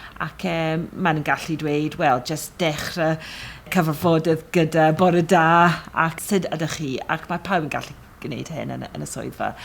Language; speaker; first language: Welsh; non-native, fluent; English